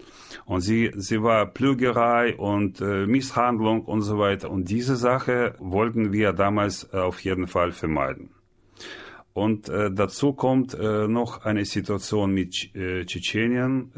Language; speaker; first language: German; non-native, learner; Russian